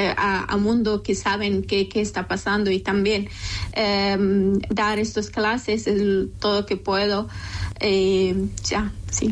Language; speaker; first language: Spanish; non-native, local second language; Persian